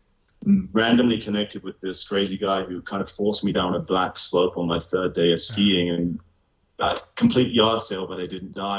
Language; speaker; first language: English; native; English